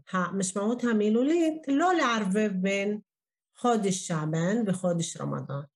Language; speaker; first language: Hebrew; non-native, local second language; Arabic